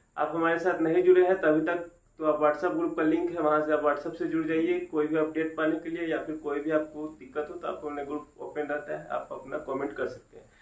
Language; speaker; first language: Hindi; native; Hindi